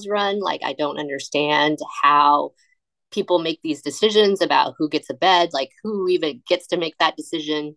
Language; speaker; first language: English; native; English